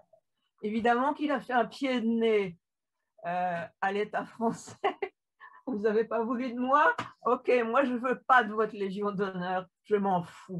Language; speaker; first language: French; native; French